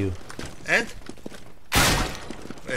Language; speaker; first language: English; non-native, learner; Polish